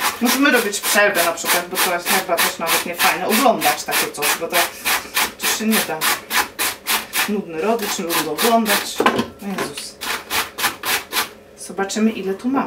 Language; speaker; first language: Polish; non-native, learner; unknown